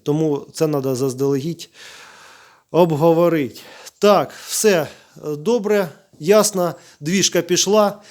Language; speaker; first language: Ukrainian; native; Ukrainian